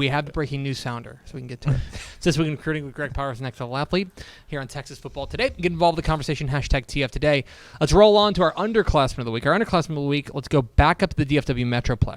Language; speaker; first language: English; native; English